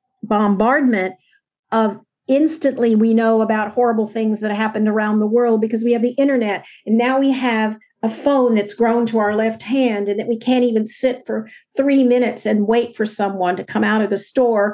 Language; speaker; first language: English; native; English